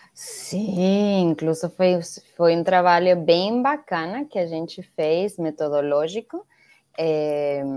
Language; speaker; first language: Portuguese; non-native, fluent; Spanish